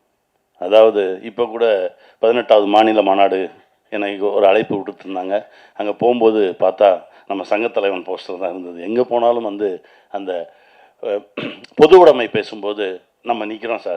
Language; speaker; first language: Tamil; native; Tamil